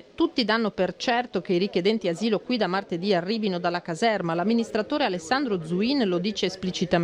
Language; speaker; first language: Italian; native; Italian